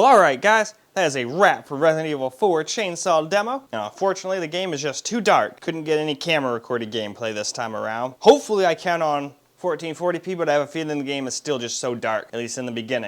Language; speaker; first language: English; native; English